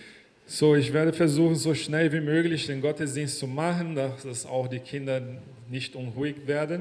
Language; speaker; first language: German; non-native, fluent; Portuguese